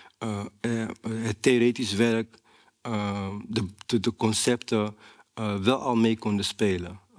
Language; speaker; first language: Dutch; native; Dutch